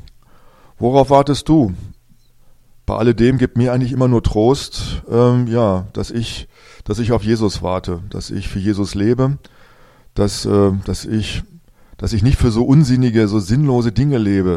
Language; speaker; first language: German; native; German